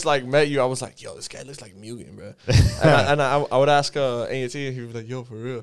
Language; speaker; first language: English; early bilingual, other home language; Spanish